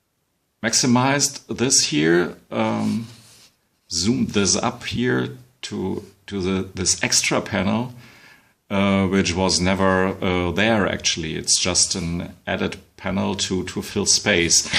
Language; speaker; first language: English; non-native, fluent; German